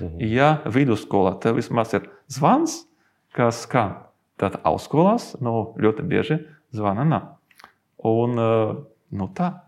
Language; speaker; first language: Latvian; non-native, local second language; Russian